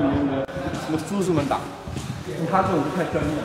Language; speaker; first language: Chinese; native; Chinese